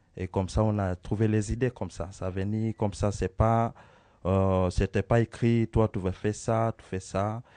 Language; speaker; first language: French; non-native, learner; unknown